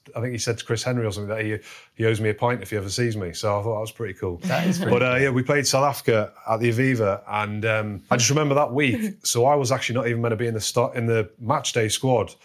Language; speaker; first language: English; native; English